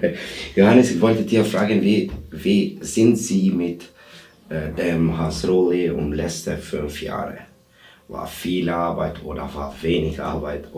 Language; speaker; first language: German; non-native, learner; Albanian